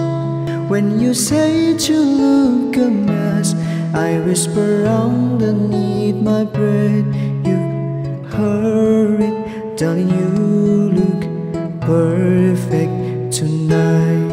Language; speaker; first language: English; non-native, learner; Indonesian